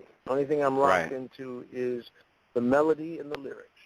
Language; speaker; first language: English; native; English